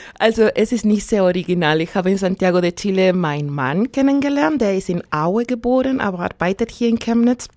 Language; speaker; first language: German; non-native, fluent; Spanish